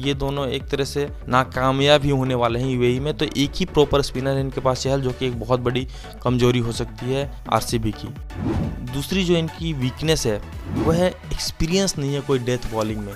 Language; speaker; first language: Hindi; native; Hindi